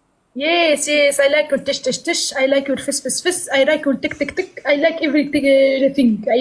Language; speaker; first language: English; non-native, learner; Arabic